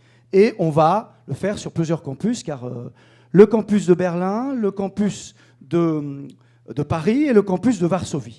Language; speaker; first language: French; native; French